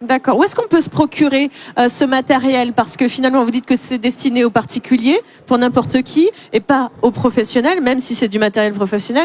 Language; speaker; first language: French; native; French